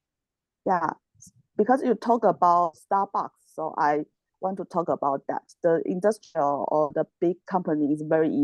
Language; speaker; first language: English; non-native, learner; Chinese